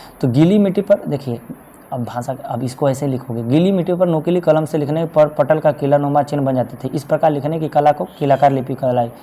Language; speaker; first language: Hindi; native; Hindi